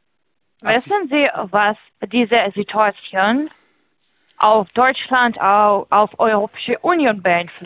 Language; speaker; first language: German; non-native, fluent; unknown